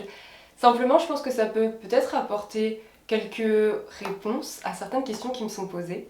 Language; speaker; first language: French; native; French